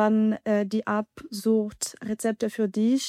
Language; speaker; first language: German; non-native, fluent; French